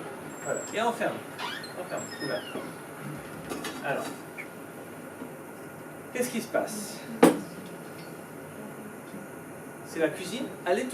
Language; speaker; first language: French; native; French